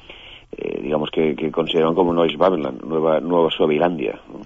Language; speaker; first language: Spanish; native; Spanish